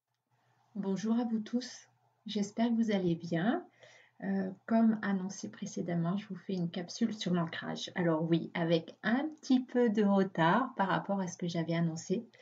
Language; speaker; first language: French; native; French